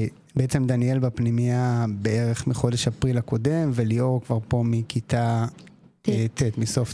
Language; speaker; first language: Hebrew; native; Hebrew